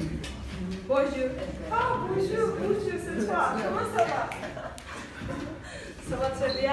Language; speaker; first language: French; non-native, learner; Turkish